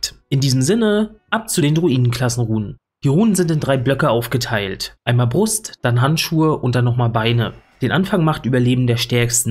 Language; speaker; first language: German; native; German